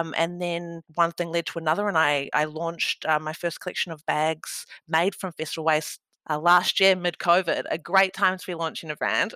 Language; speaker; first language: English; native; English